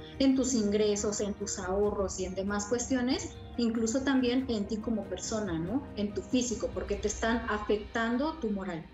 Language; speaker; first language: Spanish; native; Spanish